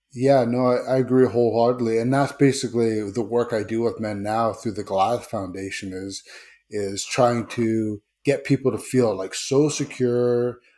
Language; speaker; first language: English; native; English